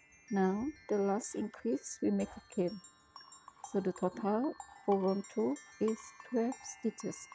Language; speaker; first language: English; non-native, learner; Indonesian